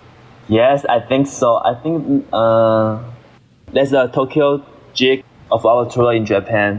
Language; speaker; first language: English; non-native, learner; Chinese